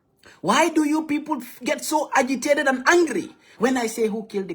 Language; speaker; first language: English; non-native, local second language; Wolof